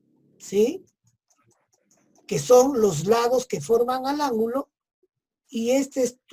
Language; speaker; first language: Spanish; native; Spanish